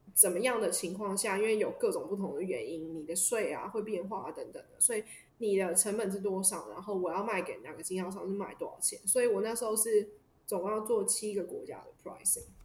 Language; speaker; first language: Chinese; native; Chinese